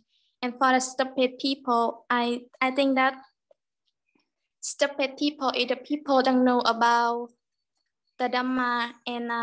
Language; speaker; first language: English; non-native, learner; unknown